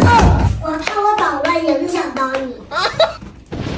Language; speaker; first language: Chinese; native; Chinese